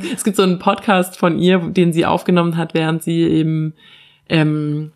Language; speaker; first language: German; native; German